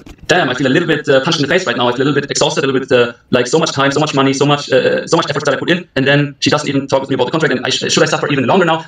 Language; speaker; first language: English; early bilingual, other home language; German